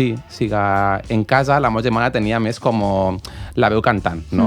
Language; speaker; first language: Catalan; native; Catalan